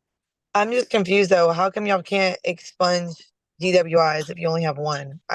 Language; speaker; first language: English; native; English